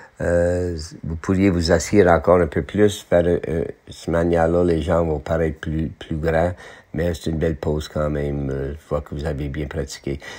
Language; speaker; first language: French; non-native, local second language; English